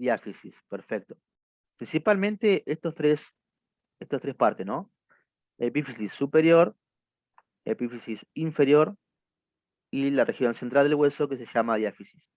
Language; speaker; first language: Spanish; native; Spanish